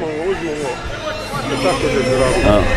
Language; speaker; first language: Bosnian; native; Bosnian